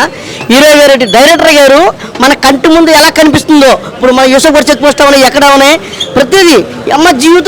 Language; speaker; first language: Telugu; native; Telugu